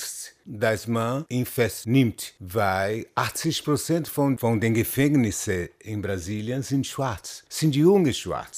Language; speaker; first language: German; non-native, learner; Portuguese